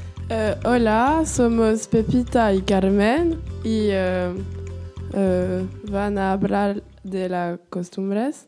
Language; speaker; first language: Spanish; non-native, learner; French